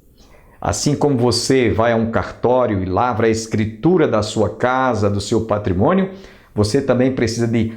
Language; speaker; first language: Portuguese; native; Portuguese